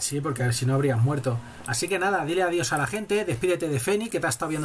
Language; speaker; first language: Spanish; native; Spanish